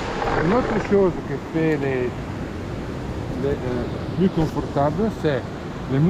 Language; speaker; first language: French; non-native, learner; Italian